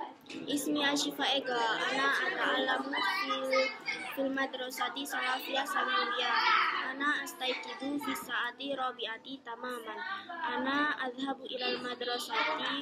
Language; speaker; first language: Arabic; non-native, learner; Indonesian